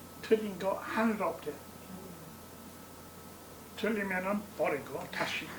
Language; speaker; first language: Korean; non-native, learner; English